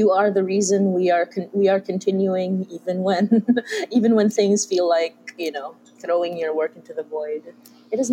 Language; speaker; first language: English; non-native, local second language; Filipino